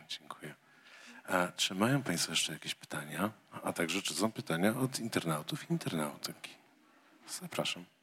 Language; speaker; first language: Polish; native; Polish